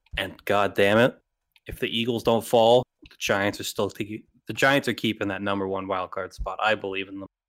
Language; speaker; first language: English; native; English